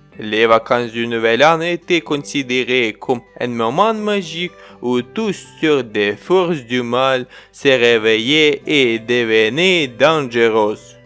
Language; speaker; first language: French; non-native, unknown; Ukrainian